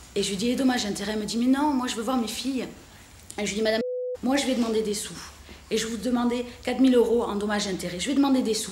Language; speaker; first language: French; native; French